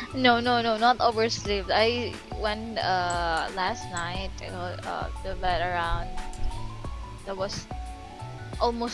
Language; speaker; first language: English; non-native, local second language; Filipino